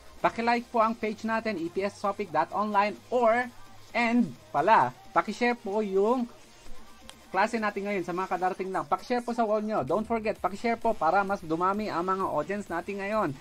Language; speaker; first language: Filipino; native; Filipino